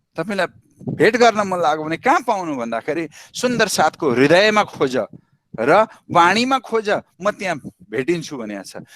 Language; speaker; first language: Nepali; native; Nepali